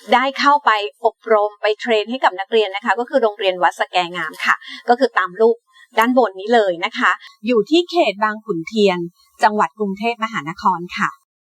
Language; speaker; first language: Thai; native; Thai